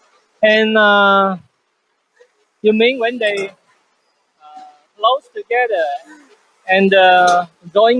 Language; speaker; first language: English; non-native, fluent; Chinese